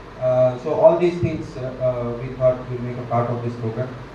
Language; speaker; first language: English; non-native, local second language; Telugu